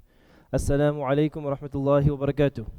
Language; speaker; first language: Arabic; non-native, fluent; English